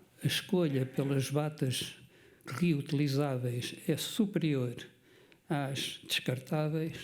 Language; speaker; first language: Portuguese; native; Portuguese